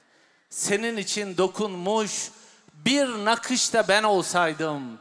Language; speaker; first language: Turkish; native; Turkish